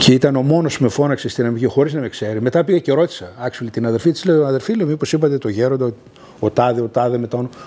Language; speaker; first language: Greek; early bilingual, other home language; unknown